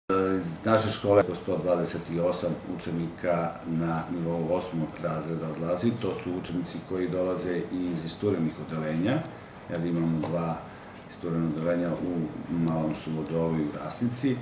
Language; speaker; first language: Serbian; native; Serbian